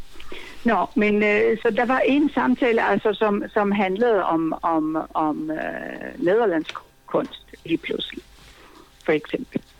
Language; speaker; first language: Danish; non-native, fluent; Polish